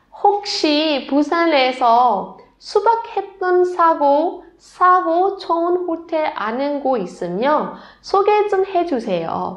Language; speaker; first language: Korean; non-native, learner; Burmese